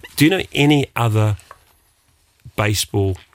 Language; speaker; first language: English; native; English